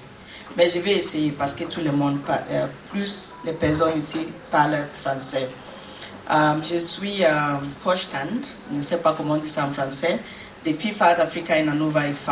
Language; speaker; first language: French; non-native, learner; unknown